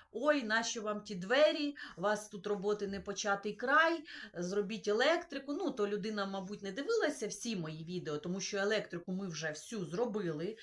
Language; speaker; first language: Ukrainian; non-native, local second language; Russian